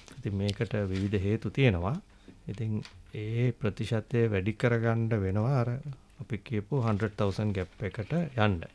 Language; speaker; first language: Sinhala; native; Sinhala